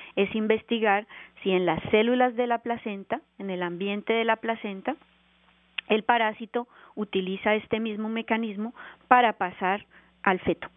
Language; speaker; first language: Spanish; native; Spanish